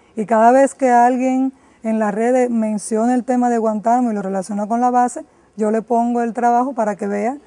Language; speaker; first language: Spanish; native; Spanish